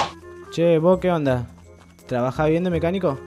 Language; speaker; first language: Spanish; native; Spanish